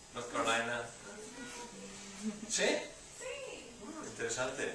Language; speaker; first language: Spanish; non-native, fluent; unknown